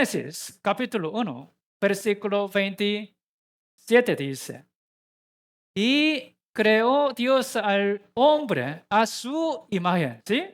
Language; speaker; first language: Spanish; non-native, learner; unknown